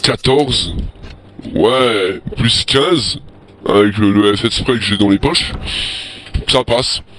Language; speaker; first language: French; native; French